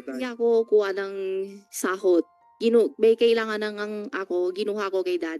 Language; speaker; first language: Filipino; non-native, learner; Chinese